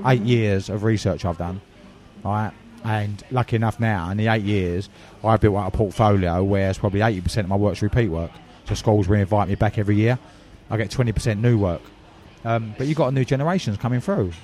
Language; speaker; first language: English; native; English